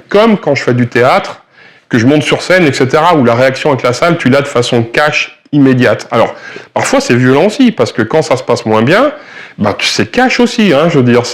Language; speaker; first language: French; native; French